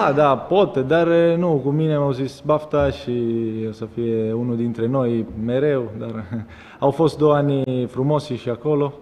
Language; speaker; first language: Romanian; non-native, learner; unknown